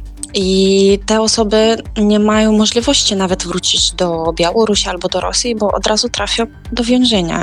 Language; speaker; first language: Polish; non-native, fluent; Ukrainian